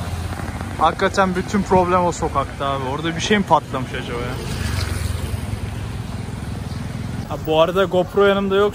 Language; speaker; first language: Turkish; native; Turkish